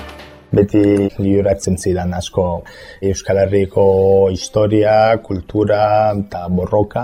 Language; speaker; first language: Basque; non-native, fluent; Italian